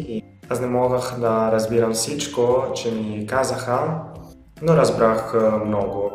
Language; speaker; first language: Bulgarian; non-native, learner; Italian